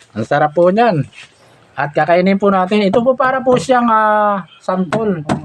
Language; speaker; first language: Filipino; native; Filipino